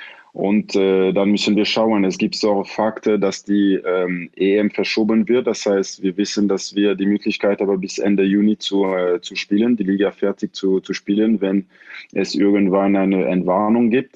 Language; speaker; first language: German; non-native, fluent; French